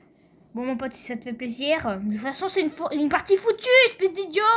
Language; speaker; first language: French; native; French